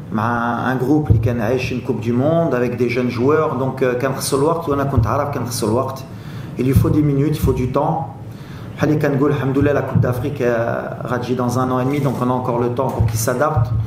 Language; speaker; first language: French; non-native, local second language; Arabic